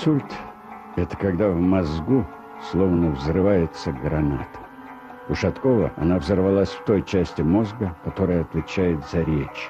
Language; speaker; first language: Russian; native; Russian